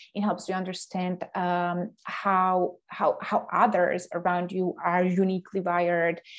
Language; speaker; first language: English; non-native, fluent; Slovak